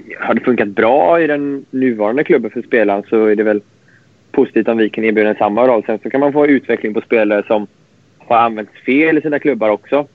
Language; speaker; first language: Swedish; native; Swedish